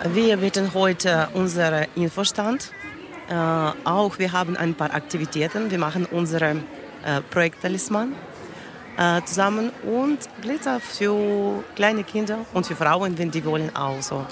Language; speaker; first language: German; non-native, learner; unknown